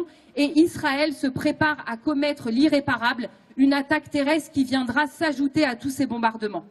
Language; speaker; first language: French; native; French